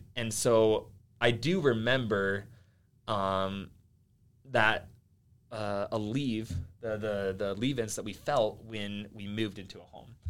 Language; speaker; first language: English; early bilingual, other home language; Finnish